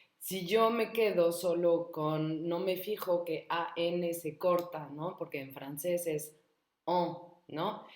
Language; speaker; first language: Spanish; non-native, fluent; French